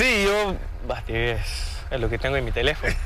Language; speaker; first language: Spanish; non-native, fluent; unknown